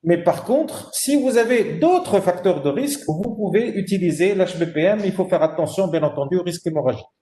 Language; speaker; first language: French; non-native, local second language; Arabic